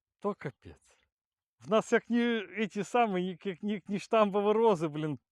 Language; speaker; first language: Ukrainian; native; Ukrainian